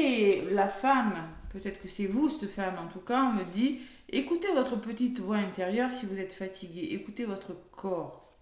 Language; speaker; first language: French; native; French